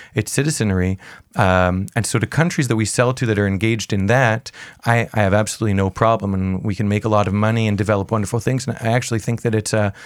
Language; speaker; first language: English; native; English